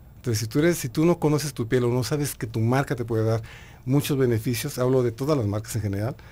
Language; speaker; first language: Spanish; native; Spanish